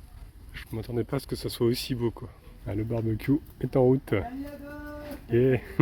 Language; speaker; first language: French; native; French